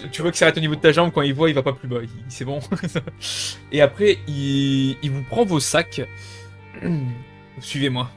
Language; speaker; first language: French; native; French